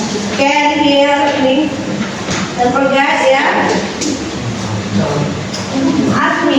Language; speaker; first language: English; non-native, fluent; Indonesian